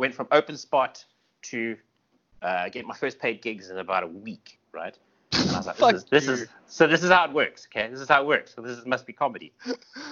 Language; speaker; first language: English; native; English